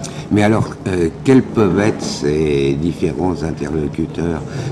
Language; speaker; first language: French; native; French